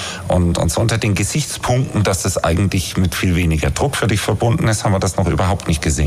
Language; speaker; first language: German; native; German